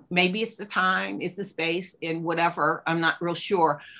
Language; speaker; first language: English; native; English